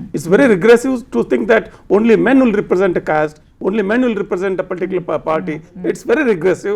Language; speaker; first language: English; non-native, local second language; Kannada